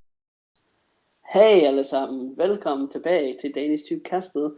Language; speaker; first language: Danish; non-native, fluent; English